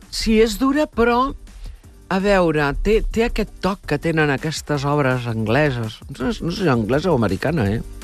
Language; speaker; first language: Catalan; native; Catalan